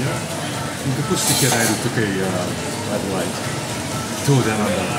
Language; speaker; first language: Slovenian; early bilingual, heritage; Slovenian